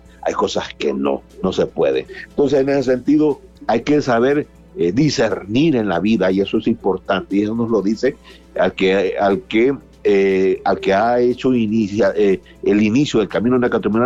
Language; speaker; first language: Spanish; native; Spanish